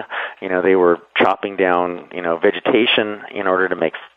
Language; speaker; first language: English; native; English